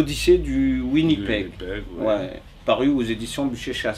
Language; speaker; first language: French; native; French